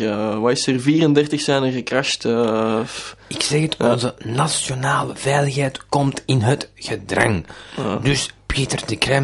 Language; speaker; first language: Dutch; native; Dutch